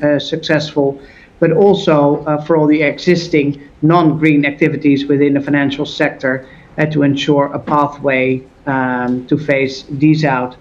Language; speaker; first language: English; non-native, fluent; Dutch